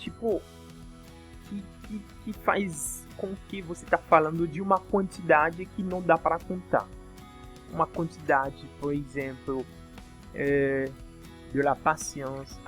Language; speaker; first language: Portuguese; non-native, fluent; French